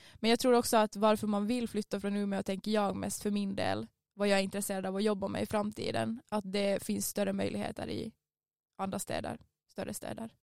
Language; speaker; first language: Swedish; native; Swedish